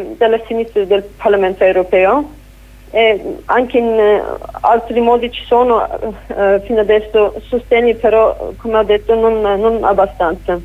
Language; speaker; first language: Italian; non-native, fluent; Kurdish